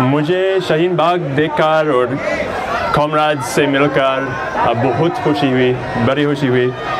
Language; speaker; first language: Hindi; non-native, learner; English